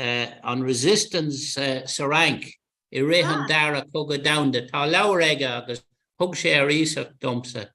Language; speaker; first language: Irish; non-native, local second language; English